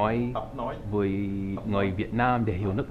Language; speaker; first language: Vietnamese; non-native, learner; English